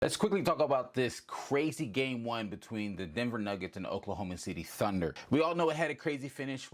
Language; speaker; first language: English; native; English